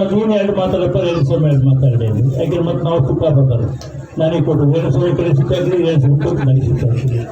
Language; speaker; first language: Kannada; native; Kannada